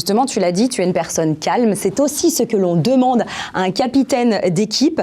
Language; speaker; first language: French; native; French